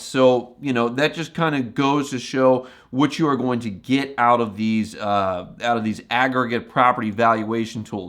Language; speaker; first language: English; native; English